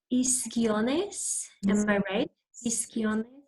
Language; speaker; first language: Spanish; non-native, learner; English